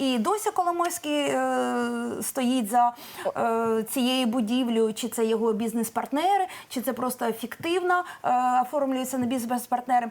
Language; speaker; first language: Ukrainian; native; Ukrainian